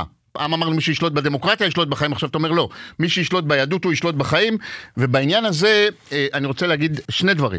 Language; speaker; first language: Hebrew; native; Hebrew